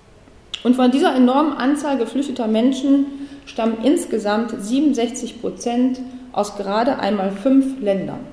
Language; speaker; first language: German; native; German